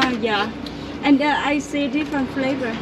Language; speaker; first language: English; non-native, learner; Vietnamese